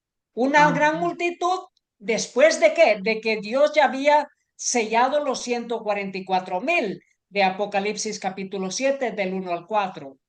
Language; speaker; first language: Spanish; native; Spanish